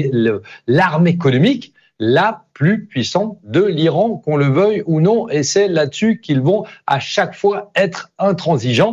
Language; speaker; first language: French; native; French